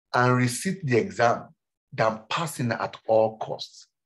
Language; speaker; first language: English; non-native, local second language; Yoruba